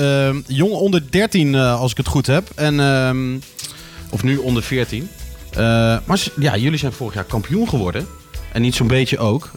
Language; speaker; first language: Dutch; native; Dutch